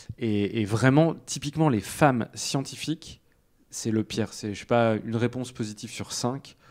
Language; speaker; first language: French; native; French